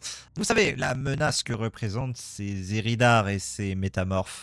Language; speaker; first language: French; native; French